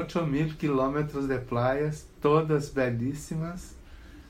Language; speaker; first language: Spanish; non-native, learner; Portuguese